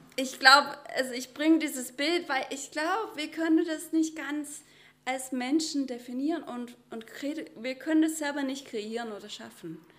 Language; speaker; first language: German; non-native, fluent; English